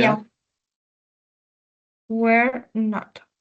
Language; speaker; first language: English; non-native, learner; Spanish